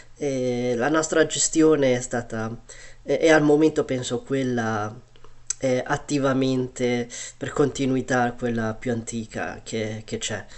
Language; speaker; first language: Italian; early bilingual, other home language; Chinese